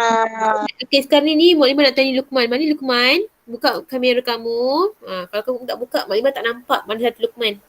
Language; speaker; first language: Malay; native; Malay